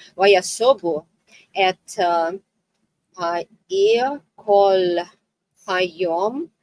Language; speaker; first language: Hebrew; non-native, learner; English